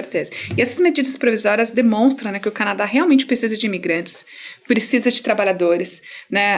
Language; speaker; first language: Portuguese; native; Portuguese